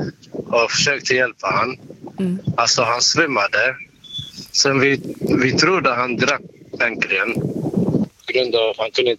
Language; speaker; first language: Swedish; non-native, learner; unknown